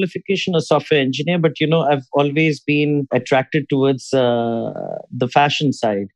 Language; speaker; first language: English; non-native, local second language; Urdu